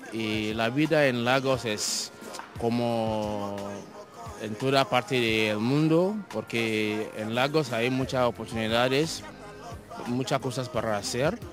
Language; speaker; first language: Spanish; non-native, fluent; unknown